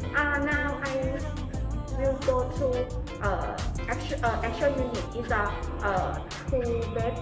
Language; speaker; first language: English; non-native, learner; Thai